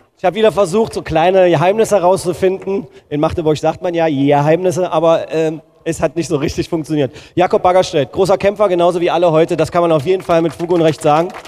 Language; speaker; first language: German; native; German